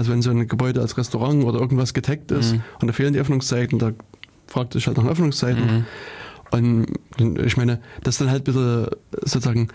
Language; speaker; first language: German; native; German